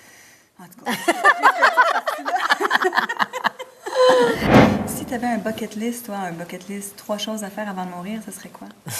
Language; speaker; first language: French; native; French